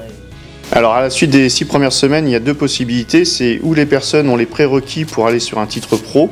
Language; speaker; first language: French; native; French